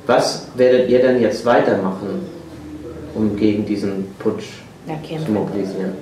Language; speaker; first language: German; native; German